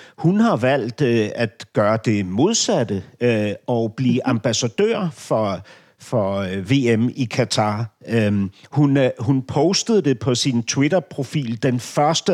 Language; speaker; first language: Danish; native; Danish